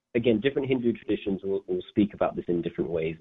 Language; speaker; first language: English; native; English